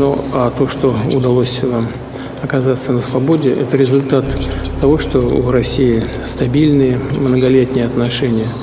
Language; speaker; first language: Russian; native; Russian